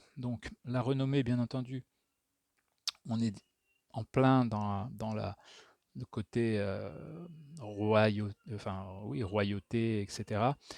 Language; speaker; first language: French; native; French